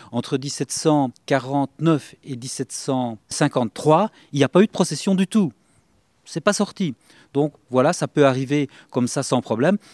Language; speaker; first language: French; native; French